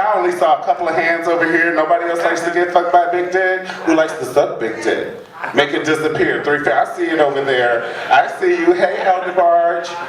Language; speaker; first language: English; native; English